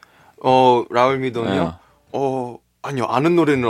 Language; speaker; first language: Korean; early bilingual, heritage; Korean